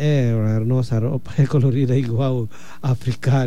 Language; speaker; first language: Portuguese; non-native, fluent; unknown